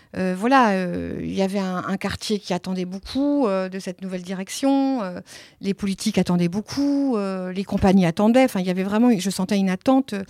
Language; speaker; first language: French; early bilingual, other home language; Italian